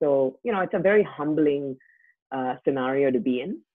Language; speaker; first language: English; native; English